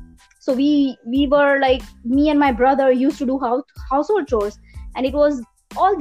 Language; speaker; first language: English; non-native, local second language; Gujarati